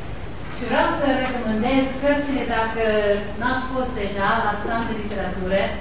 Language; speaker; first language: Romanian; non-native, local second language; Hungarian